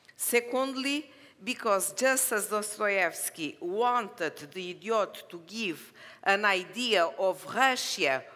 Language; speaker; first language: English; non-native, learner; Portuguese